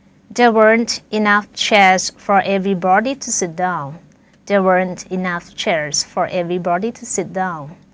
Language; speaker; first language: English; non-native, fluent; Thai